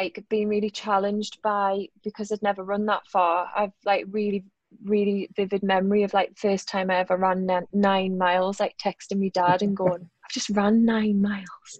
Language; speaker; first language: English; native; English